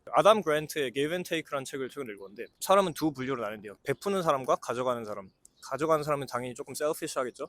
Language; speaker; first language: Korean; early bilingual, heritage; Korean